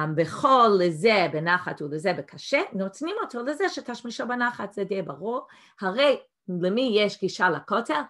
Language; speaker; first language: Hebrew; non-native, fluent; English